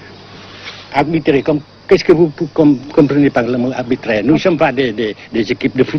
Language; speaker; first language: French; non-native, local second language; Vietnamese